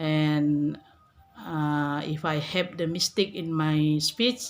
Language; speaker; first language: English; non-native, learner; Indonesian